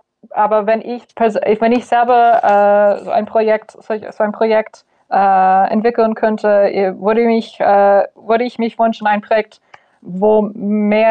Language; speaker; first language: German; non-native, fluent; English